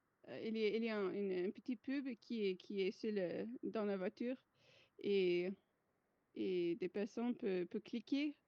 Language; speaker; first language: French; non-native, fluent; English